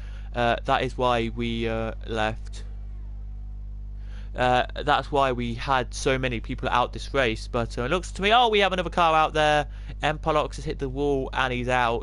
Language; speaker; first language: English; native; English